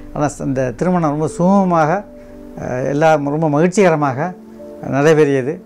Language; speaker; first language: Tamil; native; Tamil